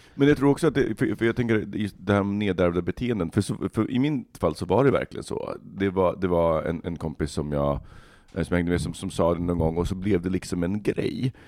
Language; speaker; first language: Swedish; early bilingual, other home language; Bosnian